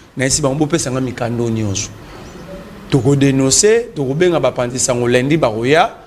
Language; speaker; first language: Lingala; native; Lingala